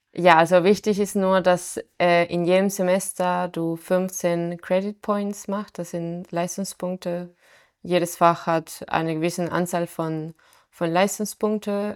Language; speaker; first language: German; non-native, fluent; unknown